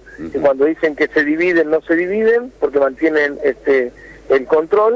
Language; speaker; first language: Spanish; native; Spanish